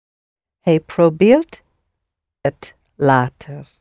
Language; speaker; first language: Dutch; non-native, learner; English